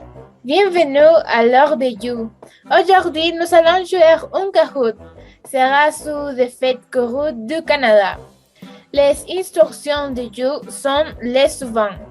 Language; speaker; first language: French; non-native, learner; Spanish